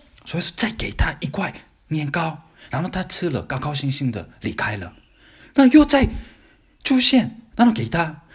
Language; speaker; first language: Chinese; non-native, fluent; Korean